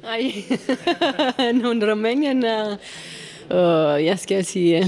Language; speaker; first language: Danish; non-native, learner; Romanian